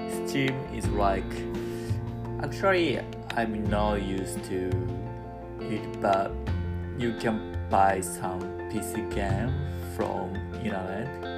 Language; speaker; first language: English; non-native, learner; Japanese